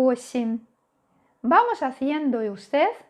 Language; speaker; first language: Spanish; non-native, fluent; Russian